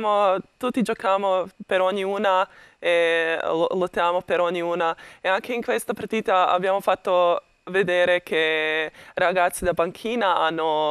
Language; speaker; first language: Italian; non-native, learner; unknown